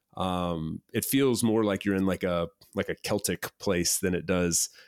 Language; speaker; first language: English; native; English